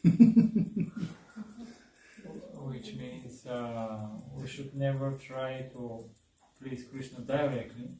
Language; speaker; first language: English; non-native, fluent; Bulgarian